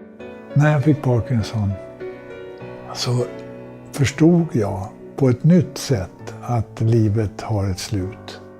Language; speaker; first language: Swedish; native; Swedish